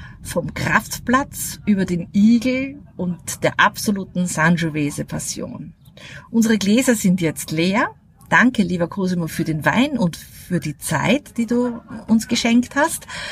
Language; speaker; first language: German; native; German